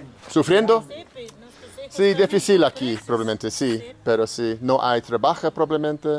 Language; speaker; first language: Spanish; non-native, learner; English